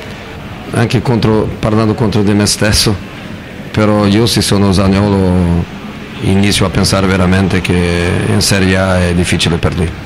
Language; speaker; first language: Italian; non-native, fluent; Portuguese